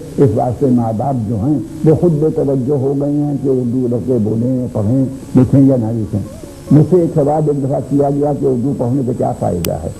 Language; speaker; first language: Urdu; native; Urdu